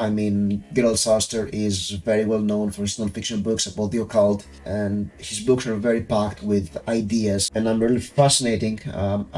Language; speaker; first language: English; non-native, fluent; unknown